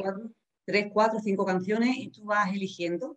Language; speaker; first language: Spanish; native; Spanish